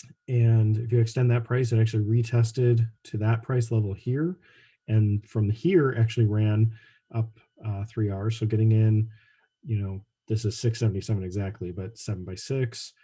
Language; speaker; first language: English; native; English